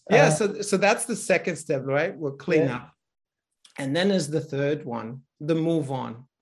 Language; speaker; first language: English; non-native, fluent; German